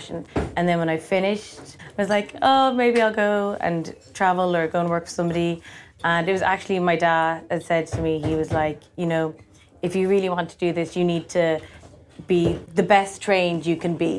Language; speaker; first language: English; native; English